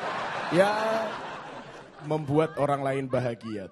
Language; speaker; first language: Indonesian; native; Indonesian